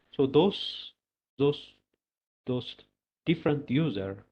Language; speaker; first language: English; non-native, local second language; Amharic